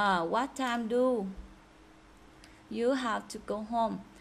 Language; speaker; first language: English; non-native, fluent; Vietnamese